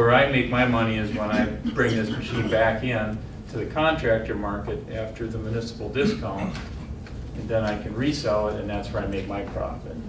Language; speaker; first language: English; native; English